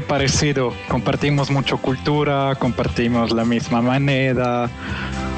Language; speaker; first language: Spanish; non-native, fluent; German